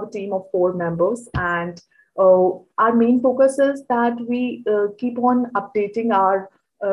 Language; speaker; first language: English; non-native, local second language; Hindi